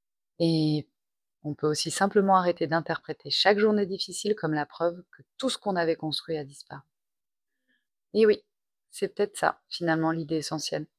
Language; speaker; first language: French; native; French